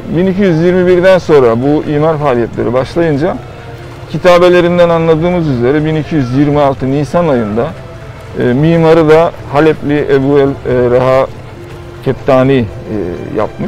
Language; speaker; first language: Turkish; native; Turkish